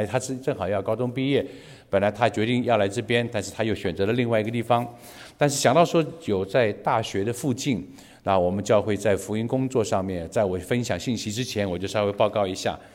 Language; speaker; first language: Chinese; native; Chinese